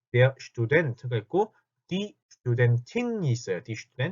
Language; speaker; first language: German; non-native, fluent; Korean